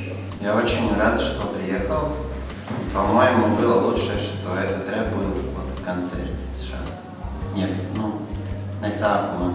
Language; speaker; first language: Russian; non-native, local second language; Latvian